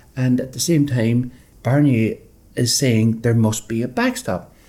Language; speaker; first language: English; native; English